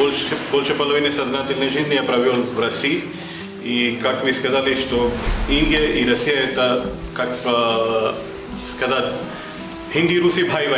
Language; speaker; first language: Russian; non-native, fluent; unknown